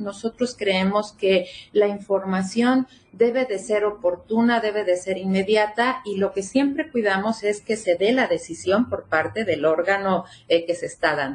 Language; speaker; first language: Spanish; native; Spanish